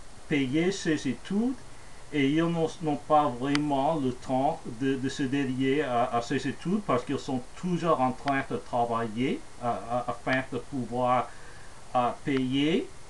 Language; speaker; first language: French; non-native, fluent; English